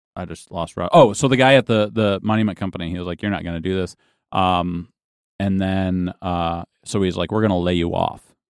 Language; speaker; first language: English; native; English